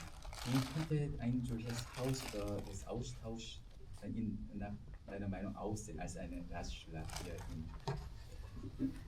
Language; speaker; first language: German; non-native, fluent; Korean